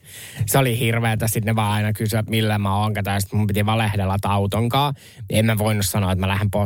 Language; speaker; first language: Finnish; native; Finnish